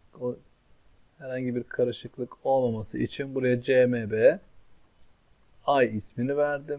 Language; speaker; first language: Turkish; native; Turkish